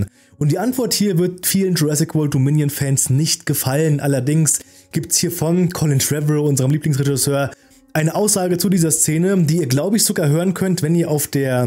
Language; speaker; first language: German; native; German